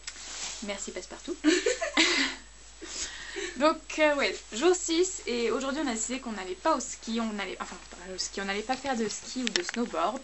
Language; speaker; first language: French; native; French